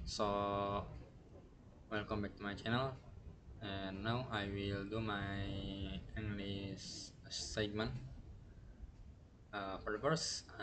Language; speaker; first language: English; non-native, learner; Indonesian